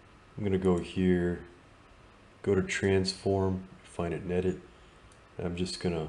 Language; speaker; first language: English; native; English